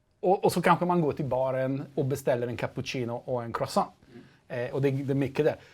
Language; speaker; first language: Swedish; non-native, fluent; Italian